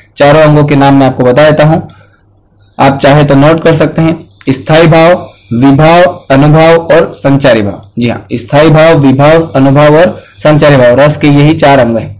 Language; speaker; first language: Hindi; native; Hindi